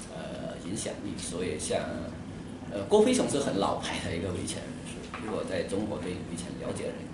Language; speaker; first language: Chinese; native; Chinese